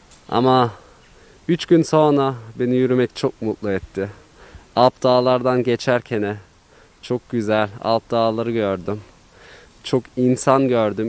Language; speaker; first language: Turkish; early bilingual, heritage; Turkish